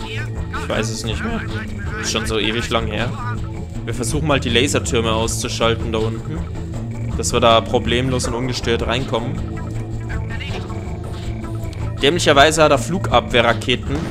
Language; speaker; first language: German; native; German